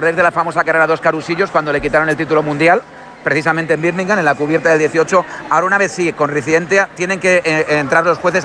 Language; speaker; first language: Spanish; native; Spanish